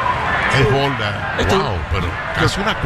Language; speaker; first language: Spanish; native; Spanish